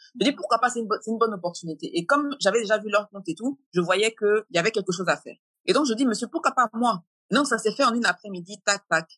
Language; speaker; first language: French; native; French